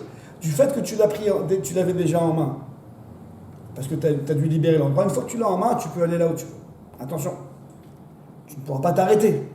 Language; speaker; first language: French; native; French